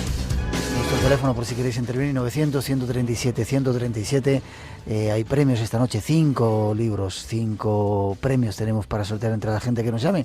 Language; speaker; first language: Spanish; native; Spanish